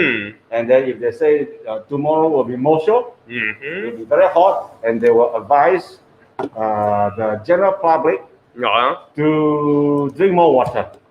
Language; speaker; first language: English; non-native, fluent; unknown